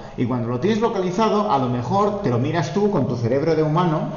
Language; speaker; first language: Spanish; non-native, local second language; Catalan